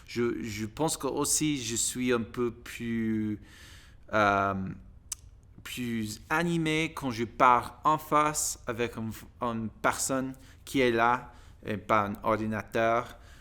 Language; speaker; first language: French; non-native, learner; English